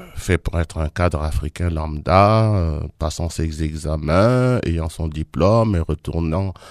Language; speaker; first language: French; non-native, local second language; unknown